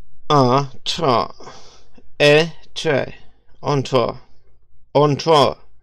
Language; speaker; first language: French; non-native, learner; English